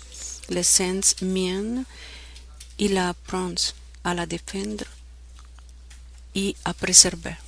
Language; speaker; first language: French; non-native, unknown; Spanish